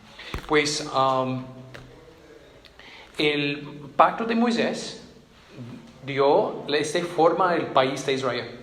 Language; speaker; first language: Spanish; non-native, fluent; English